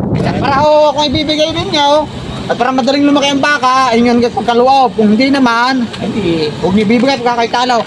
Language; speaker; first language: Filipino; native; Filipino